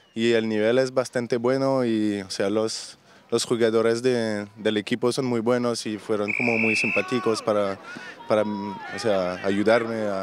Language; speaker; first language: Spanish; non-native, fluent; French